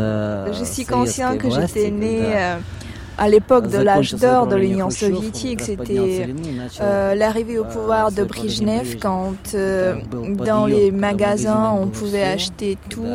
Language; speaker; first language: French; non-native, fluent; Russian